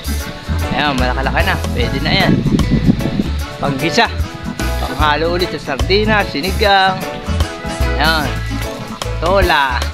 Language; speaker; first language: Filipino; native; Filipino